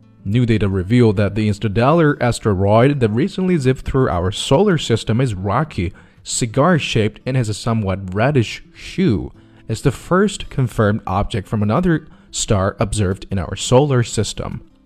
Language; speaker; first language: English; non-native, fluent; Chinese